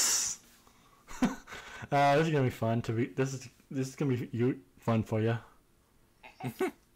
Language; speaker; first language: English; native; English